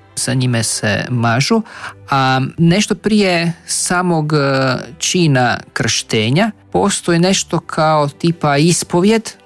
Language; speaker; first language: Croatian; native; Croatian